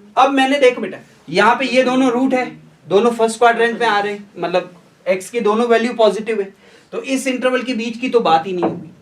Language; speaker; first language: Hindi; native; Hindi